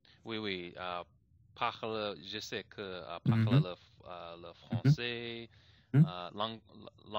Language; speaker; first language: French; non-native, learner; English